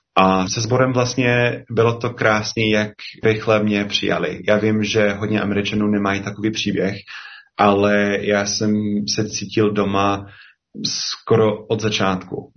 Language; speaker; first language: Czech; non-native, fluent; English